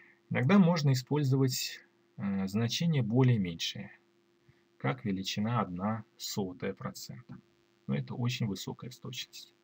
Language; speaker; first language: Russian; native; Russian